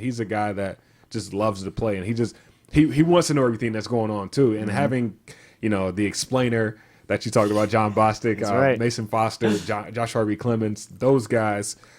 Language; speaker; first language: English; native; English